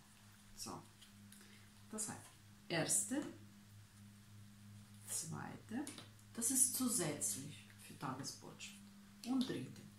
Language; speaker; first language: German; non-native, fluent; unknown